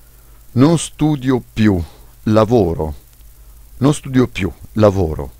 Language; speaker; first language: Italian; non-native, fluent; French